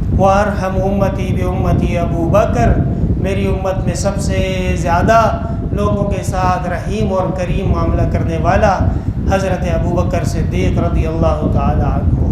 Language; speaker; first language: Urdu; non-native, local second language; Pashto